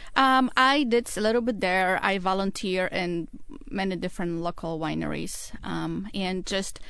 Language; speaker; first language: English; non-native, fluent; Polish